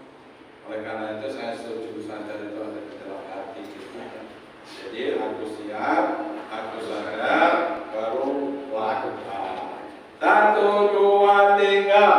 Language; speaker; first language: Indonesian; non-native, local second language; Javanese